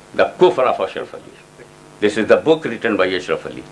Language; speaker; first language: English; non-native, local second language; Urdu